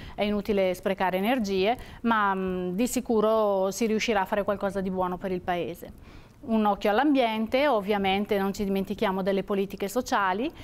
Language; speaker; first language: Italian; native; Italian